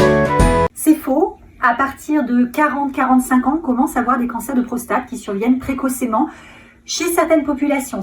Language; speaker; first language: French; native; French